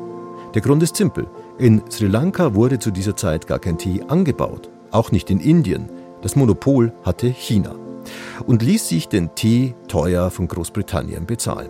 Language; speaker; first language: German; native; German